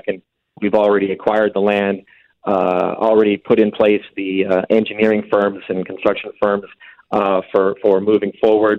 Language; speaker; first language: English; native; English